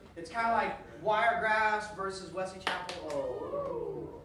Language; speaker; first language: English; native; English